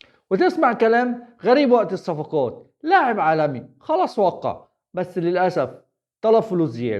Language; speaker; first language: Arabic; native; Arabic